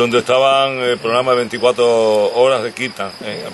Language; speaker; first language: Spanish; native; Spanish